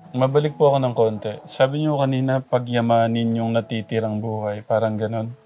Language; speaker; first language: Filipino; native; Filipino